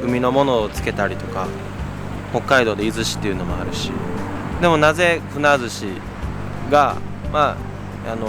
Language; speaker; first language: Japanese; native; Japanese